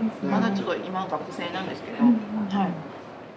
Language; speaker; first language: Japanese; native; Japanese